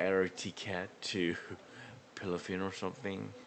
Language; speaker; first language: English; non-native, learner; Korean